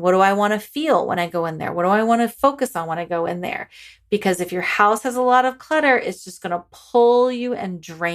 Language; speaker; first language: English; native; English